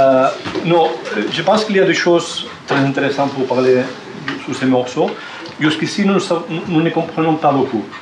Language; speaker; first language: French; non-native, fluent; Spanish